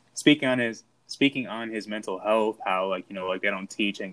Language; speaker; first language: English; native; English